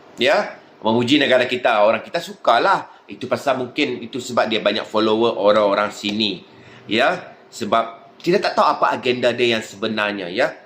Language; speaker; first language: Malay; native; Malay